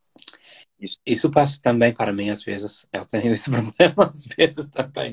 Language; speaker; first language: Portuguese; non-native, fluent; English